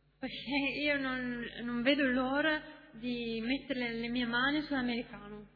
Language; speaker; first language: Italian; non-native, fluent; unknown